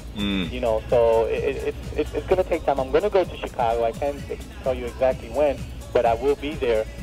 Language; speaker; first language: English; native; English